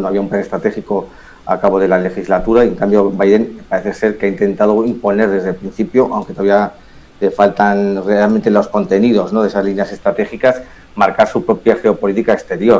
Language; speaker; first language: Spanish; native; Spanish